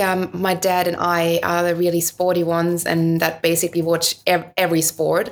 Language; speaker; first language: English; non-native, fluent; German